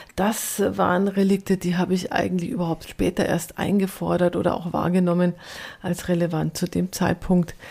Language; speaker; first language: German; native; German